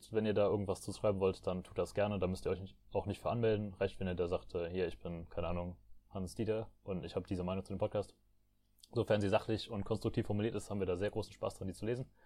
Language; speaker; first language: German; native; German